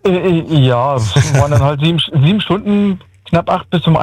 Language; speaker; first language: German; native; German